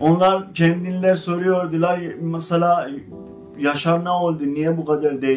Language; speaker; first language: Turkish; non-native, fluent; Azerbaijani